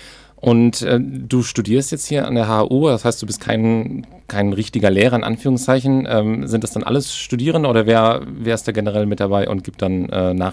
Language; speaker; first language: German; native; German